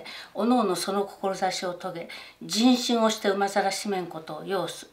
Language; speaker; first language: Japanese; native; Japanese